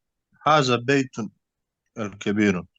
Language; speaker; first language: Arabic; non-native, learner; Bosnian